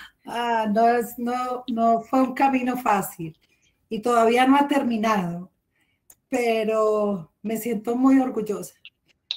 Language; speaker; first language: Spanish; native; Spanish